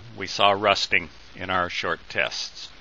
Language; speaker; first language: English; native; English